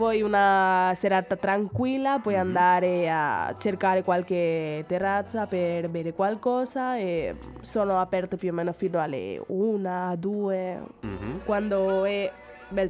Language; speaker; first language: Italian; non-native, fluent; Spanish